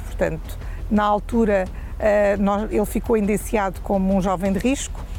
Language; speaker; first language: Portuguese; native; Portuguese